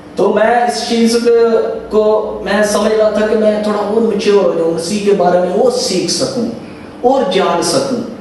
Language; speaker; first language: Urdu; native; Urdu